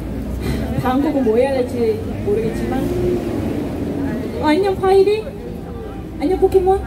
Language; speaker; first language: Korean; non-native, fluent; Japanese